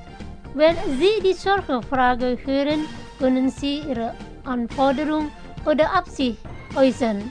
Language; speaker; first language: German; non-native, fluent; Indonesian